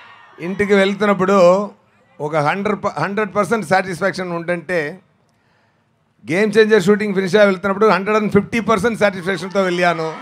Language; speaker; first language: Telugu; non-native, learner; Tamil